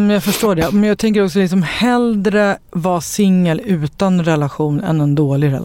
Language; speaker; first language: Swedish; native; Swedish